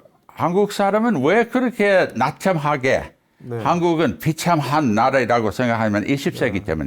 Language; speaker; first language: Korean; non-native, fluent; English